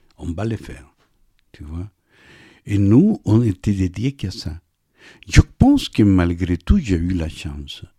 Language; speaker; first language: French; non-native, fluent; Spanish